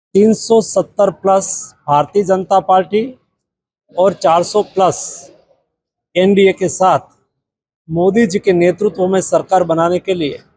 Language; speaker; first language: Hindi; non-native, local second language; Gujarati